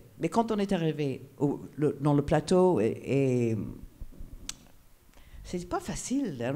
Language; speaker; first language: French; non-native, fluent; English